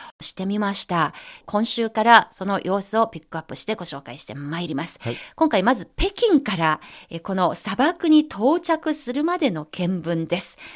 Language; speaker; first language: Japanese; non-native, fluent; Chinese